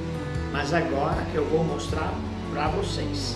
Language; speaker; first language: Portuguese; non-native, fluent; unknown